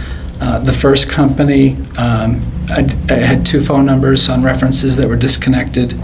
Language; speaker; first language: English; native; English